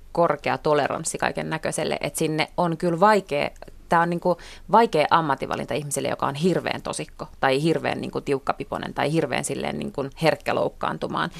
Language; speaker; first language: Finnish; non-native, local second language; Swedish